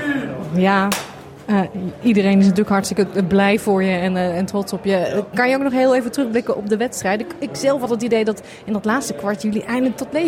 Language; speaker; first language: Dutch; native; Dutch